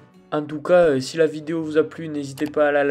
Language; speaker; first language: French; native; French